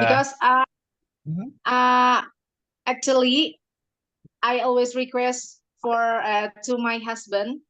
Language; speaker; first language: English; non-native, learner; Indonesian